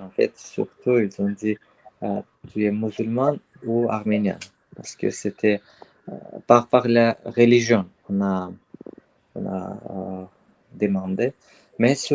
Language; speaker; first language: French; non-native, learner; Armenian